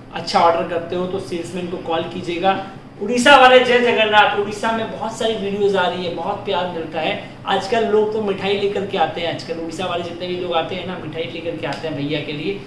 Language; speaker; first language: Hindi; native; Hindi